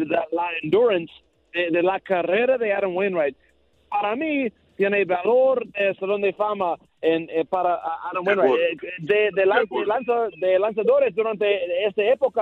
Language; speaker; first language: Spanish; non-native, learner; English